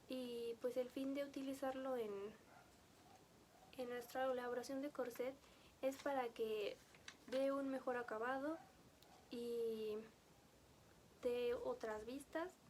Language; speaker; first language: Spanish; native; Spanish